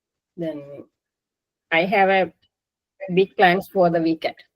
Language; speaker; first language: English; non-native, learner; Malayalam